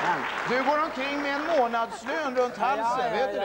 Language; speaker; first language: Swedish; native; Swedish